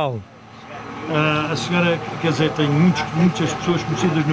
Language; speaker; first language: Portuguese; native; Portuguese